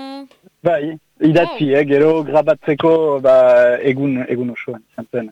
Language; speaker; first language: Basque; non-native, local second language; French